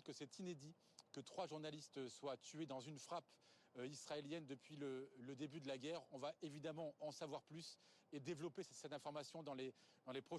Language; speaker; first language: French; native; French